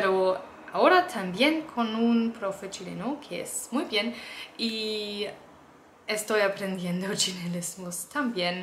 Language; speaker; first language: Spanish; non-native, learner; German